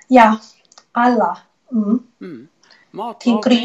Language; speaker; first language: Swedish; non-native, learner; Thai